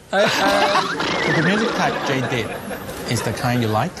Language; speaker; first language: English; non-native, fluent; Chinese